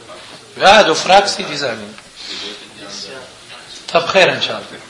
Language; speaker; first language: German; non-native, fluent; Arabic